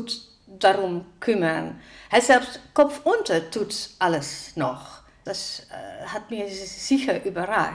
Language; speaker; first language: German; non-native, fluent; Dutch